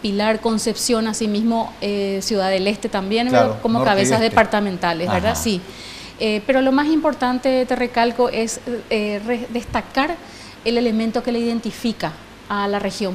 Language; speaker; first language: Spanish; native; Spanish